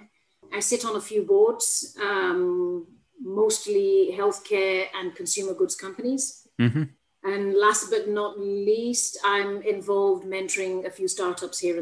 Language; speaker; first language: English; native; English